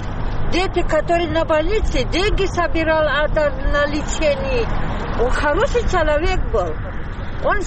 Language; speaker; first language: Russian; non-native, learner; Tajik